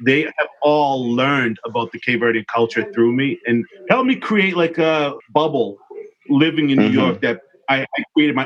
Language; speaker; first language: English; non-native, fluent; Kabuverdianu